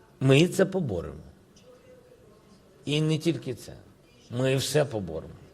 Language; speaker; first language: Ukrainian; non-native, local second language; Russian